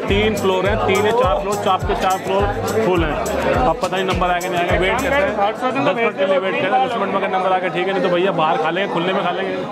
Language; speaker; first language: Hindi; native; Hindi